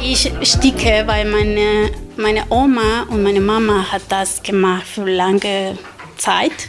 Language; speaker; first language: German; non-native, learner; Spanish